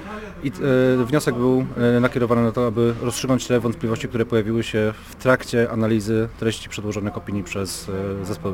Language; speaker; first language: Polish; native; Polish